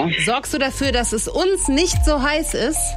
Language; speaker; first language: German; native; German